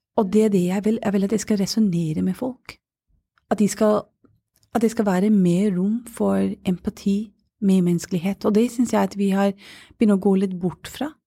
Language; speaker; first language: Norwegian; non-native, fluent; English